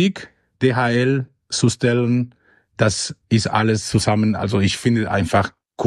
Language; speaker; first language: German; non-native, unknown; Spanish